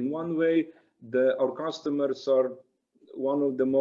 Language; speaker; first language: English; non-native, fluent; Slovenian